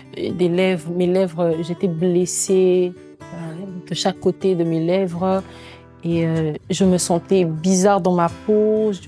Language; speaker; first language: French; non-native, local second language; Lingala